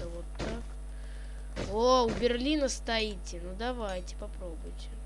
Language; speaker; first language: Russian; native; Russian